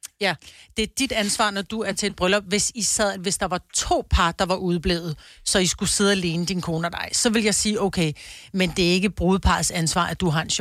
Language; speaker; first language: Danish; native; Danish